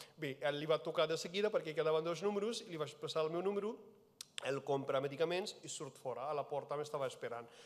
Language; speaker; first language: Catalan; non-native, fluent; Punjabi